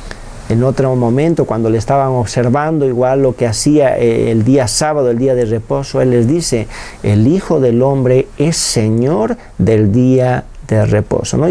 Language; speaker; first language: Spanish; native; Spanish